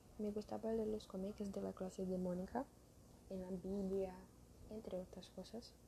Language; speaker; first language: Spanish; non-native, learner; Portuguese